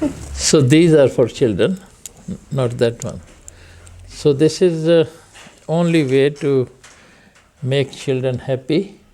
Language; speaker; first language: English; non-native, fluent; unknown